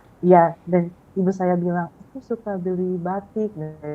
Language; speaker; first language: Indonesian; non-native, fluent; Filipino